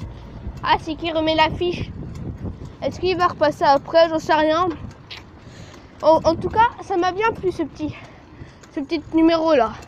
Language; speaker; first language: French; native; French